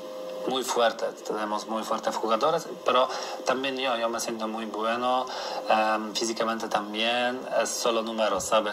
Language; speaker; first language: Spanish; non-native, learner; Polish